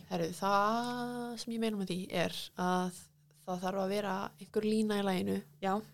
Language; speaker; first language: Icelandic; native; Icelandic